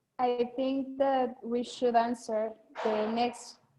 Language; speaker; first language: English; non-native, learner; Spanish